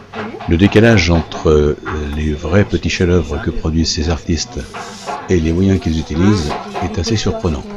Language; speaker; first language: French; native; French